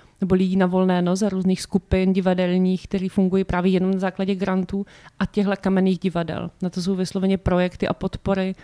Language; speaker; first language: Czech; native; Czech